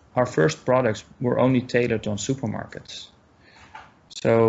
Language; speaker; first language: English; non-native, fluent; Dutch